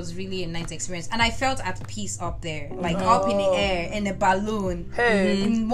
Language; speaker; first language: English; non-native, local second language; Yoruba